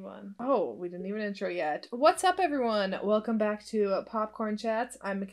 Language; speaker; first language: English; native; English